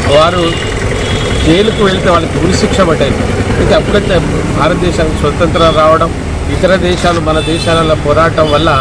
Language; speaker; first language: Telugu; non-native, local second language; Lambadi